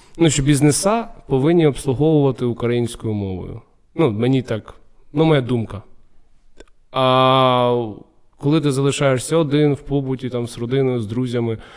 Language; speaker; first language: Ukrainian; non-native, local second language; Russian